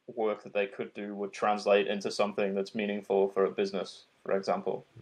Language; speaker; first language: English; native; English